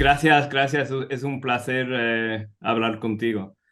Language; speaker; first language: Spanish; non-native, fluent; English